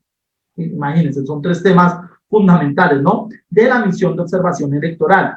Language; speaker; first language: Spanish; native; Spanish